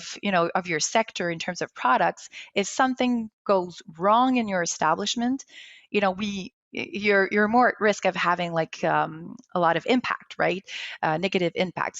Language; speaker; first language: English; non-native, local second language; French